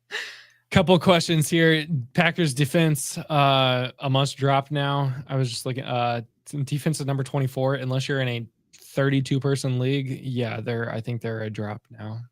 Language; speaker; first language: English; native; English